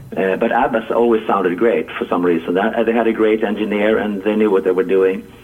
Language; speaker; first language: English; non-native, fluent; Swedish